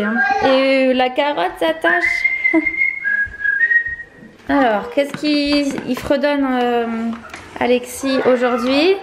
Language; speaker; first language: French; native; French